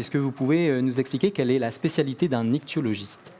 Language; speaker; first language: French; native; French